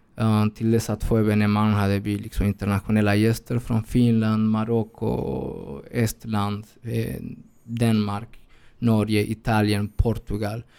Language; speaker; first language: Swedish; non-native, fluent; Spanish